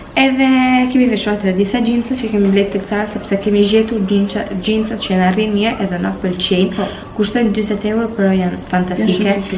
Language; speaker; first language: Albanian; early bilingual, heritage; Albanian